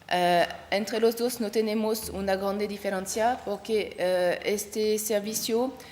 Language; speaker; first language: Spanish; non-native, learner; French